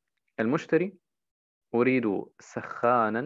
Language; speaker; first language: Arabic; non-native, fluent; German